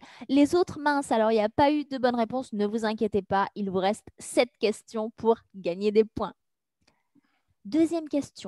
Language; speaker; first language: French; native; French